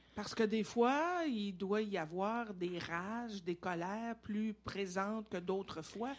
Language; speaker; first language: French; native; French